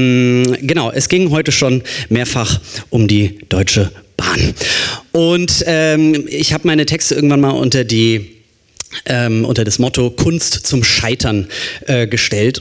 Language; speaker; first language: German; native; German